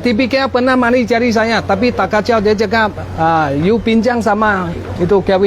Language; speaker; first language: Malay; non-native, local second language; Cantonese